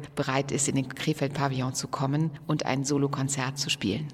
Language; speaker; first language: German; native; German